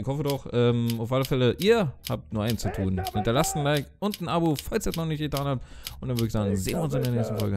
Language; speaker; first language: German; native; German